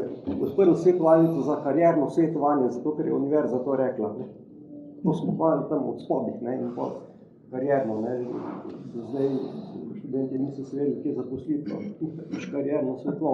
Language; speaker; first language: Slovenian; native; Slovenian